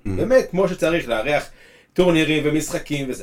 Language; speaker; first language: Hebrew; early bilingual, other home language; English